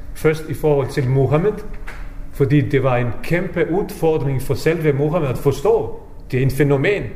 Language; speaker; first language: Danish; non-native, fluent; Bosnian